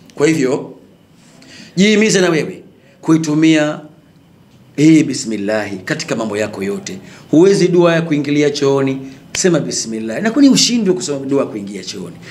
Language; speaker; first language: Swahili; native; Swahili